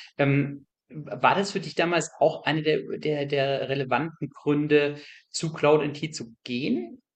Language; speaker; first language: German; native; German